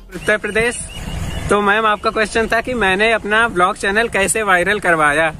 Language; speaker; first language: Hindi; native; Hindi